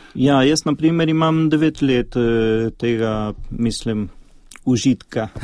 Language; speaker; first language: Slovenian; early bilingual, heritage; Slovenian